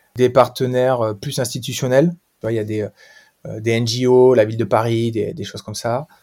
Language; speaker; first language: French; native; French